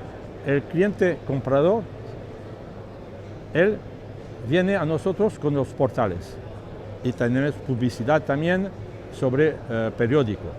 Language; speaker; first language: Spanish; non-native, learner; French